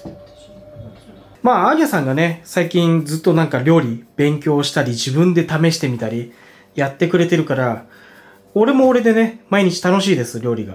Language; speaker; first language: Japanese; native; Japanese